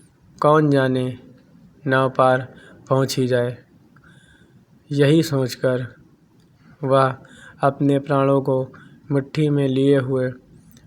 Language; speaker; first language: Hindi; native; Hindi